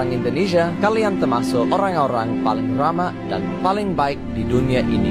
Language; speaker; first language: Indonesian; non-native, fluent; English